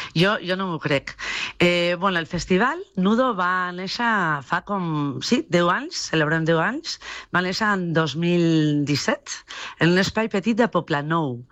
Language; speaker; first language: Catalan; non-native, local second language; Spanish